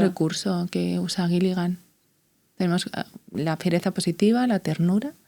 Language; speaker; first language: Spanish; native; Spanish